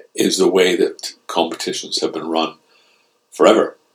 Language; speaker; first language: English; native; English